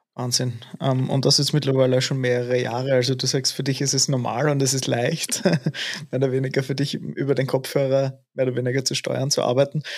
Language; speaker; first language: German; native; German